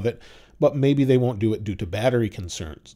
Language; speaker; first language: English; native; English